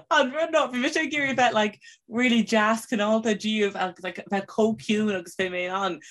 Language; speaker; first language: Irish; non-native, local second language; English